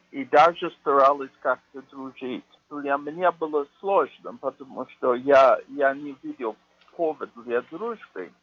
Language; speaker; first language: Russian; non-native, fluent; English